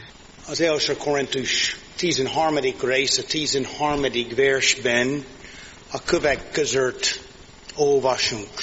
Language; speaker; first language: Hungarian; non-native, fluent; English